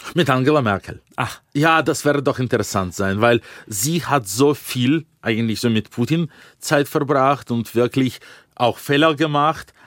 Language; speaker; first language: German; non-native, fluent; Russian